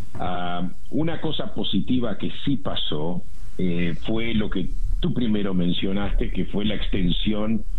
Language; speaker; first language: Spanish; native; Spanish